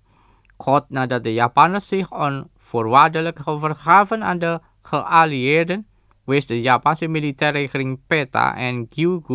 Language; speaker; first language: Dutch; non-native, fluent; Indonesian